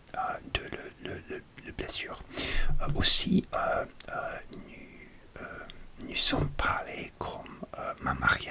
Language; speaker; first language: French; non-native, learner; English